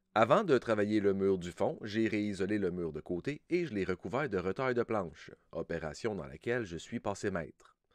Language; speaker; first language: French; native; French